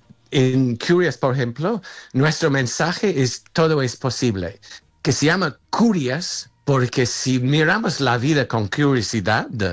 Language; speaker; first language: Spanish; non-native, fluent; English